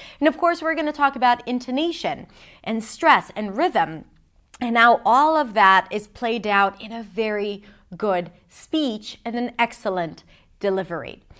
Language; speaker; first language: English; non-native, fluent; Hebrew